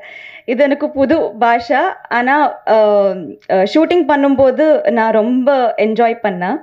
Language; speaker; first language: Tamil; non-native, learner; Telugu